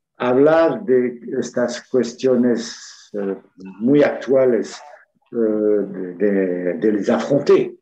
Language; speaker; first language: Spanish; non-native, fluent; French